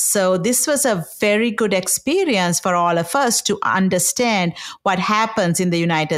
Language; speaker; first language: English; non-native, local second language; Sinhala